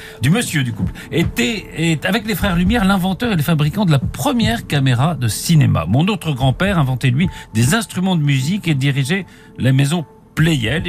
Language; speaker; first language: French; native; French